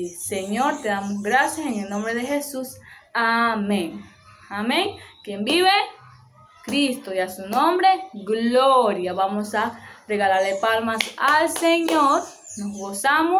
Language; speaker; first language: Spanish; native; Spanish